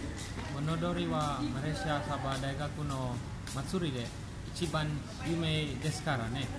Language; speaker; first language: Japanese; non-native, learner; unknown